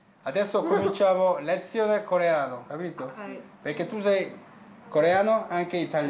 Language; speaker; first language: Italian; non-native, learner; Korean